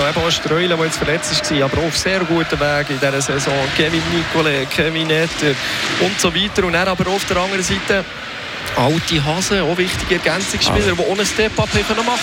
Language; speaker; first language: German; native; German